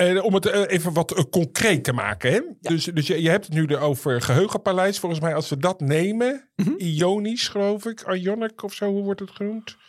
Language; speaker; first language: Dutch; native; Dutch